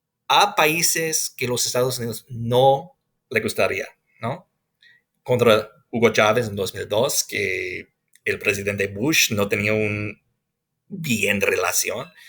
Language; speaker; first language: Spanish; non-native, fluent; English